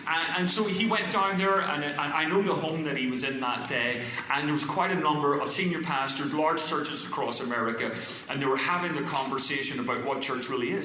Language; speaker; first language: English; native; English